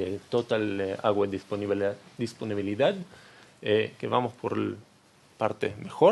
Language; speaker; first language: Spanish; non-native, learner; Hebrew